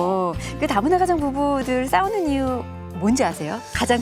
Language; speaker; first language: Korean; native; Korean